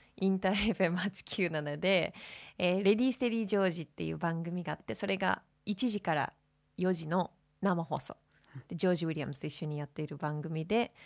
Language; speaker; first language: Japanese; early bilingual, heritage; English